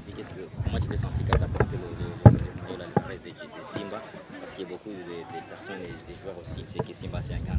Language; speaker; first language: French; non-native, fluent; Swahili